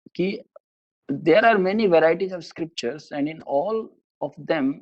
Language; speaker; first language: English; non-native, local second language; Hindi